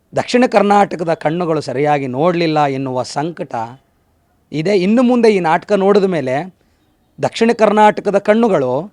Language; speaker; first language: Kannada; native; Kannada